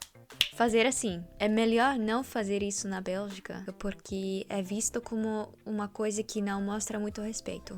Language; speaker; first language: Portuguese; non-native, fluent; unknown